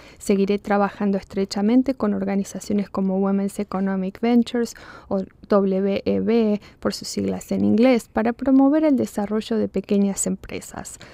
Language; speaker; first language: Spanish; early bilingual, heritage; Spanish